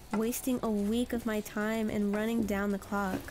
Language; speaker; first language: English; native; English